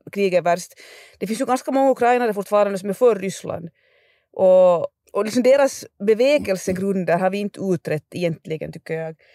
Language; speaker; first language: Swedish; native; Swedish